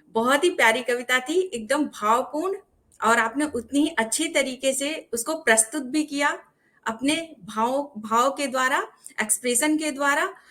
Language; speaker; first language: Hindi; native; Hindi